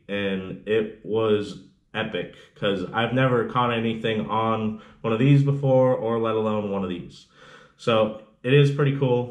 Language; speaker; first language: English; native; English